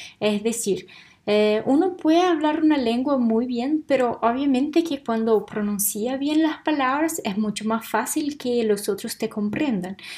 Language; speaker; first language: Spanish; non-native, fluent; Portuguese